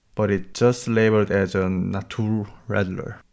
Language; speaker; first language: English; non-native, learner; Korean